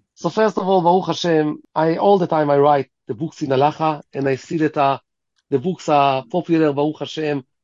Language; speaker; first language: English; early bilingual, heritage; Hebrew